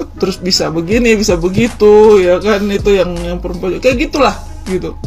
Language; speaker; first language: Indonesian; native; Indonesian